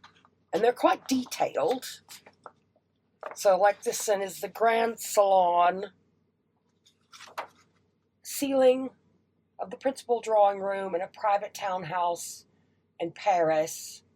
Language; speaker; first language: English; native; English